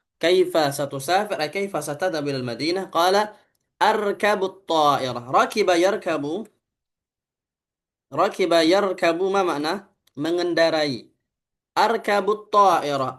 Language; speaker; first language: Arabic; non-native, fluent; Indonesian